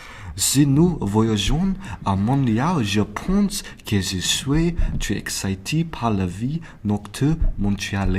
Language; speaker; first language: French; non-native, learner; English